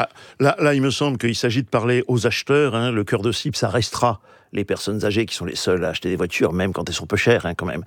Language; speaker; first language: French; native; French